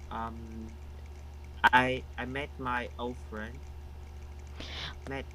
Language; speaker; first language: English; non-native, learner; Vietnamese